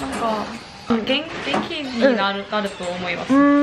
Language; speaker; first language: Japanese; non-native, learner; Korean